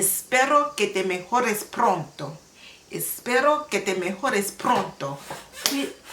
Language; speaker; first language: Spanish; non-native, learner; English